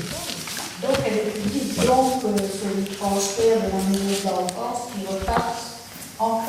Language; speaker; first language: French; native; French